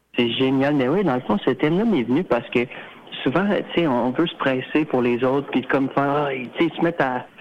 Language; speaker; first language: French; native; French